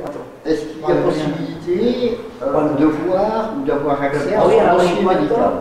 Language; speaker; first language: French; native; French